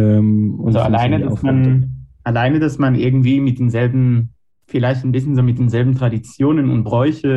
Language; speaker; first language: German; non-native, fluent; Hebrew